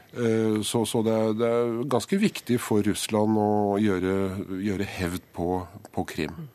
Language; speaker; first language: Norwegian; native; Norwegian